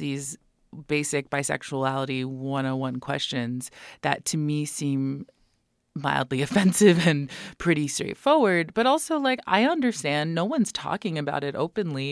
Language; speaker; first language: English; native; English